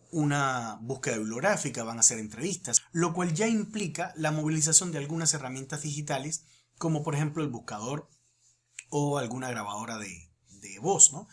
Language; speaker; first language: Spanish; native; Spanish